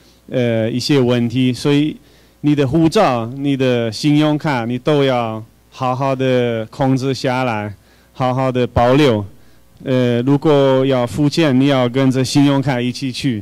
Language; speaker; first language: Chinese; non-native, fluent; Hungarian